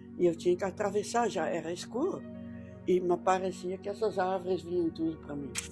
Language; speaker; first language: Portuguese; early bilingual, other home language; Dutch